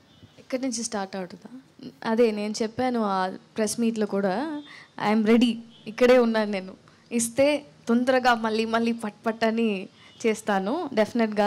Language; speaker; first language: Telugu; non-native, learner; Tamil